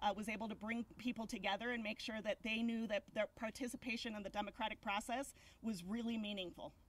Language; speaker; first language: English; early bilingual, other home language; Spanish